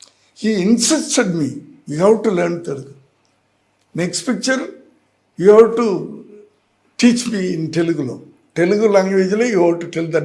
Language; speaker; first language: Telugu; non-native, learner; Tamil